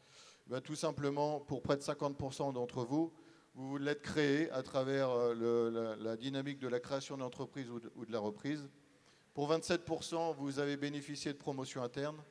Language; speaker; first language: French; native; French